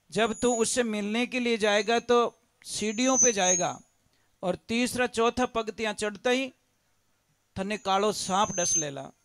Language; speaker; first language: Hindi; native; Hindi